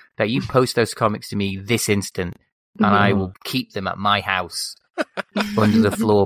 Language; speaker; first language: English; native; English